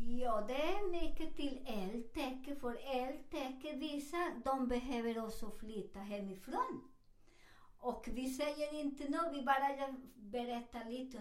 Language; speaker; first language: Swedish; non-native, fluent; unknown